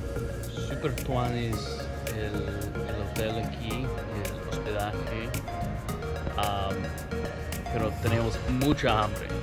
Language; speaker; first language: Spanish; early bilingual, heritage; Spanish